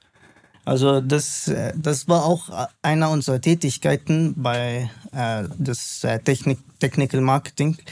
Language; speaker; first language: German; non-native, fluent; Arabic